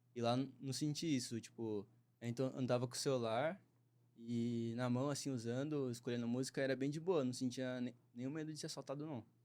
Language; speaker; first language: Portuguese; native; Portuguese